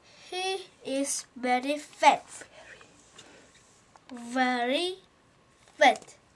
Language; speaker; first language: English; non-native, learner; Korean